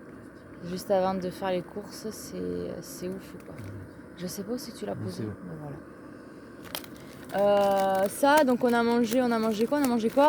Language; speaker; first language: French; native; French